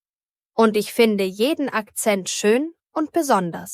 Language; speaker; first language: German; native; German